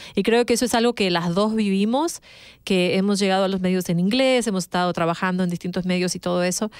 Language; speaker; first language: Spanish; native; Spanish